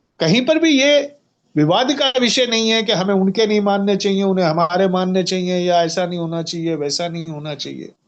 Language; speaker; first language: Hindi; native; Hindi